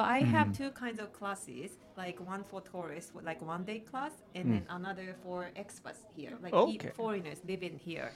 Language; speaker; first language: English; non-native, fluent; Japanese